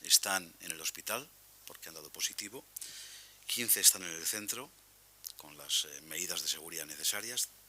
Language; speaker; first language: Spanish; native; Spanish